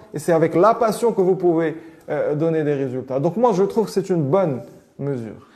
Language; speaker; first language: French; non-native, local second language; Arabic